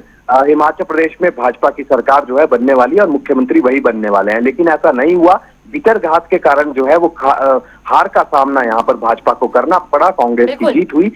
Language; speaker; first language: Hindi; native; Hindi